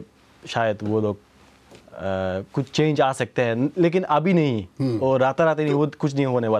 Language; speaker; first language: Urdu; non-native, fluent; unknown